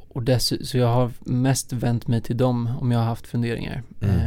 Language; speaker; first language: Swedish; native; Swedish